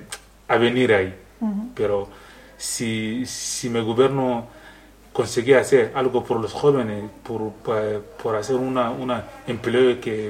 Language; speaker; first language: Spanish; non-native, learner; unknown